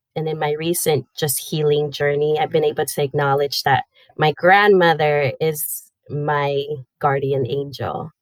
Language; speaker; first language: English; early bilingual, other home language; Spanish